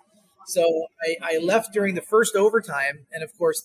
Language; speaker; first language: English; native; English